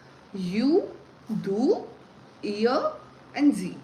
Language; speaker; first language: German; non-native, learner; Hindi